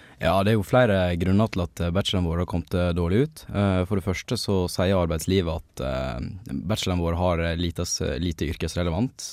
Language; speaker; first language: Norwegian; native; Norwegian